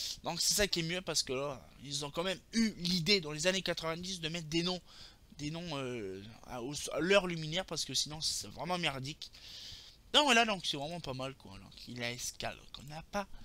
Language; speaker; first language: French; native; French